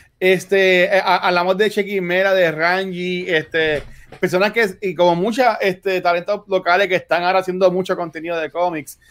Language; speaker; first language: Spanish; native; Spanish